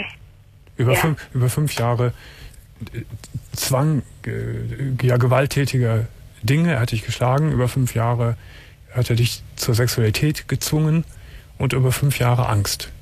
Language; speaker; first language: German; native; German